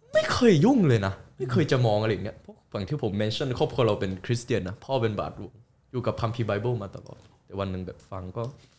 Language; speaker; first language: Thai; early bilingual, other home language; Korean